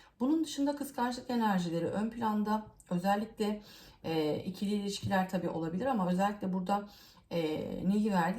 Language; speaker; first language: Turkish; native; Turkish